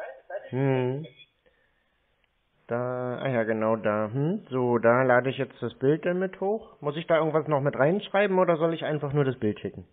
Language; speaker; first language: German; native; German